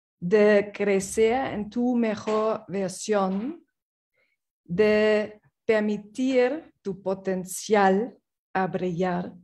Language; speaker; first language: Spanish; non-native, fluent; English